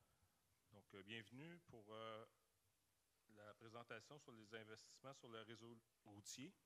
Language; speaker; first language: French; native; French